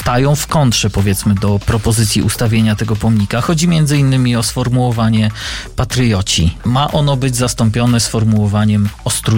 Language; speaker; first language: Polish; native; Polish